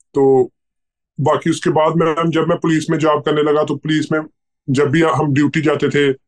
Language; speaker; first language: Hindi; native; Hindi